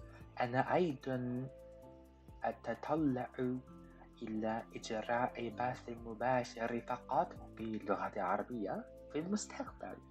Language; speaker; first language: Arabic; non-native, fluent; Chinese